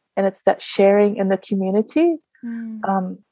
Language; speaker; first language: English; native; English